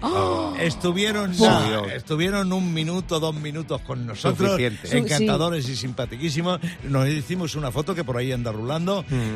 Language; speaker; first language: Spanish; native; Spanish